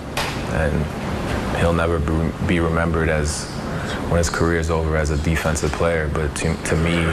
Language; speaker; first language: English; early bilingual, other home language; French